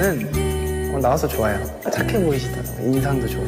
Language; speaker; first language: Korean; native; Korean